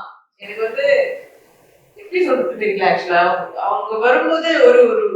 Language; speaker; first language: Tamil; non-native, learner; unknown